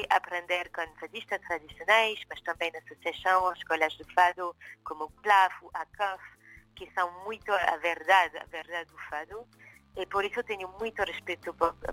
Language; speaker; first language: Portuguese; non-native, fluent; French